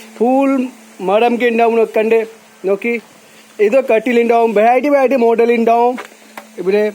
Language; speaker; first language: Malayalam; non-native, learner; Bangla